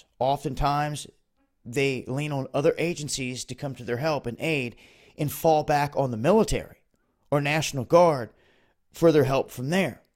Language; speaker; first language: English; native; English